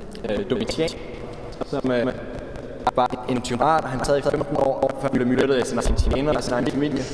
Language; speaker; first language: Danish; native; Danish